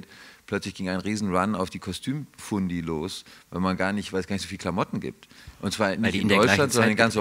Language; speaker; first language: German; native; German